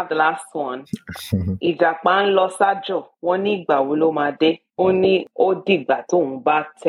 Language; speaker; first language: English; non-native, local second language; Yoruba